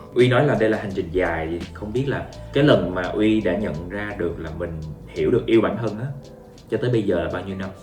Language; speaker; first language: Vietnamese; non-native, fluent; English